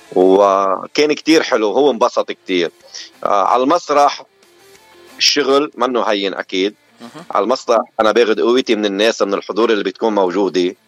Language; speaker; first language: Arabic; native; Arabic